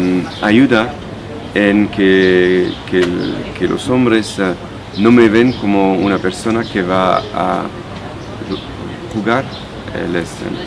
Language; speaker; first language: Spanish; non-native, fluent; French